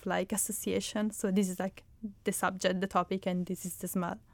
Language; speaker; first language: English; non-native, fluent; Italian